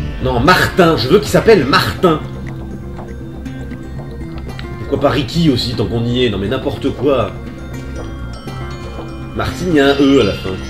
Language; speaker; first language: French; native; French